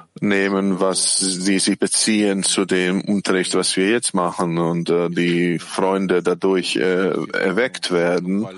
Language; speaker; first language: German; non-native, fluent; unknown